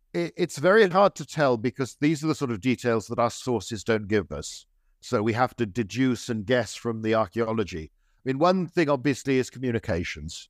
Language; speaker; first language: English; native; English